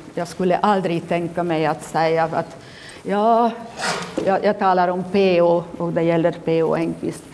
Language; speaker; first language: Swedish; non-native, fluent; Hungarian